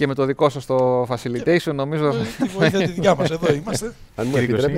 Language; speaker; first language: Greek; native; Greek